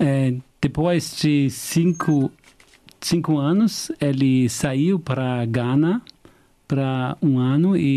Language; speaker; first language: Portuguese; non-native, fluent; German